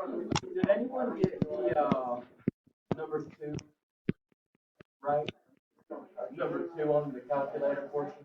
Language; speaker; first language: English; native; English